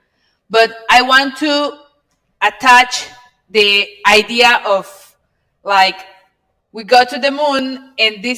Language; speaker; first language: English; non-native, learner; Spanish